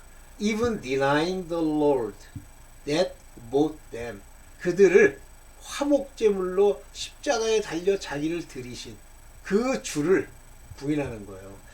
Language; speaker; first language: Korean; native; Korean